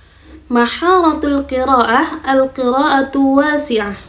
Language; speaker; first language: Arabic; non-native, learner; Indonesian